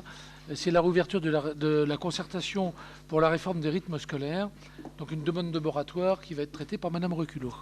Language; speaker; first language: French; native; French